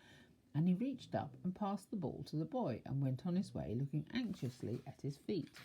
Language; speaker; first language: English; native; English